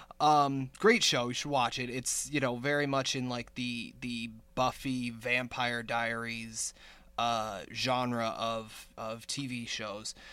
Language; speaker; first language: English; native; English